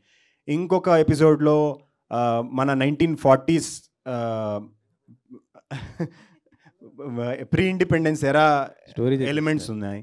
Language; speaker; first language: Telugu; non-native, learner; Kannada